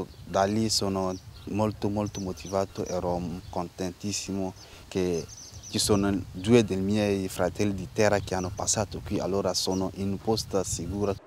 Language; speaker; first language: Italian; non-native, learner; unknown